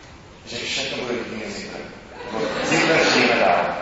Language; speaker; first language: Czech; non-native, fluent; English